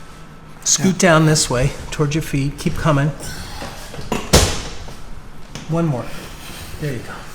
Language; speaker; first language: English; native; English